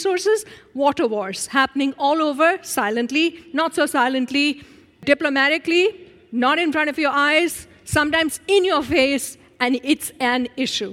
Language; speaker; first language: English; non-native, local second language; Urdu